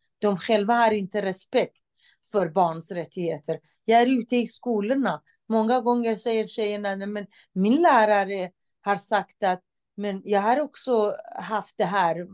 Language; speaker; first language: Swedish; non-native, fluent; Central Kurdish